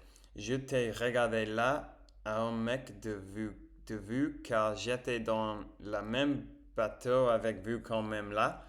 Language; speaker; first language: French; non-native, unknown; English